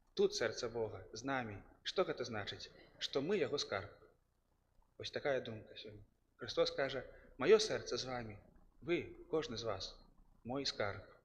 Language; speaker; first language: Belarusian; native; Belarusian